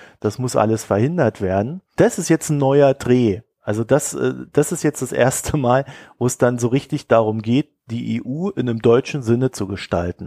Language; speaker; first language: German; native; German